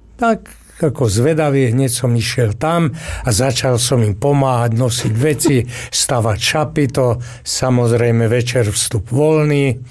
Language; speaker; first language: Slovak; native; Slovak